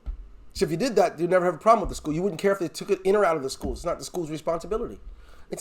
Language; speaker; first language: English; native; English